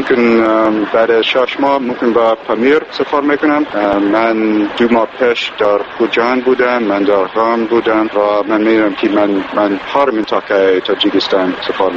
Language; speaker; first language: Persian; non-native, learner; English